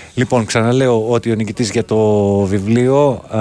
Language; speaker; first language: Greek; non-native, fluent; Arabic